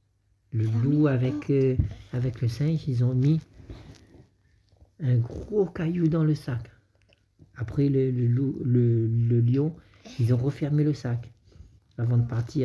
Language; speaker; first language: French; native; French